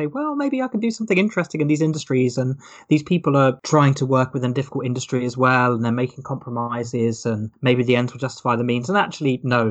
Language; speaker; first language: English; native; English